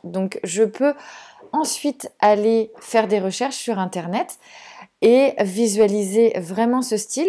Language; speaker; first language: French; native; French